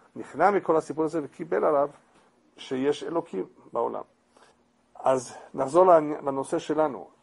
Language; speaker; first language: Hebrew; non-native, fluent; English